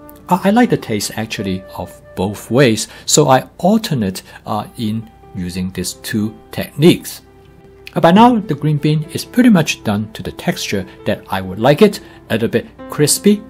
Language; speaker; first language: English; non-native, fluent; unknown